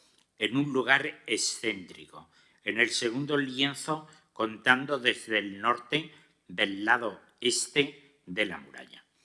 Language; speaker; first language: Spanish; native; Spanish